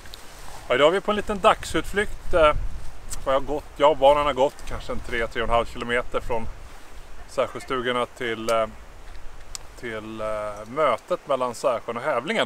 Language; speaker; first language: Swedish; native; Swedish